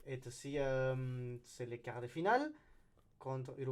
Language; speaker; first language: French; non-native, learner; Spanish